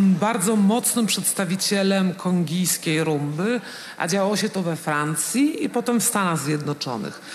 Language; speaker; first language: Polish; native; Polish